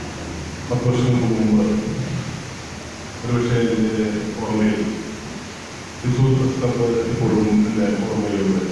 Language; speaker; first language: Malayalam; native; Malayalam